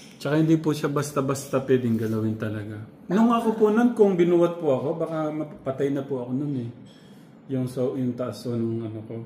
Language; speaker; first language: Filipino; native; Filipino